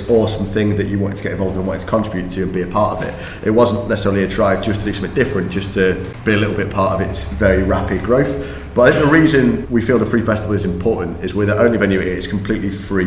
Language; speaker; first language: English; native; English